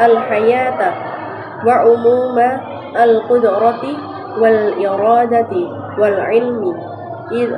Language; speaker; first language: Arabic; non-native, learner; Indonesian